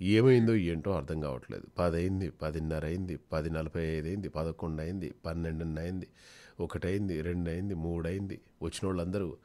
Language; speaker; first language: Telugu; native; Telugu